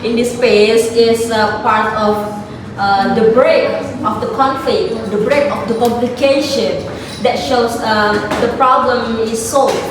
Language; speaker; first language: English; non-native, learner; Indonesian